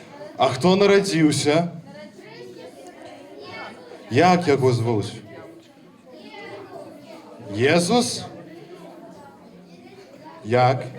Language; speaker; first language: Belarusian; non-native, local second language; Russian